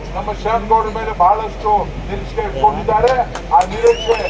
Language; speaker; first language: Kannada; non-native, local second language; Lambadi